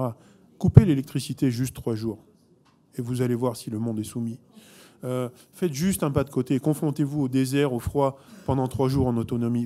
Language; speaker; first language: French; native; French